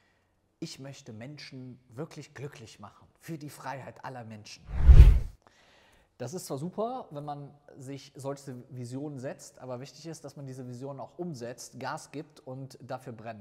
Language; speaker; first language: German; native; German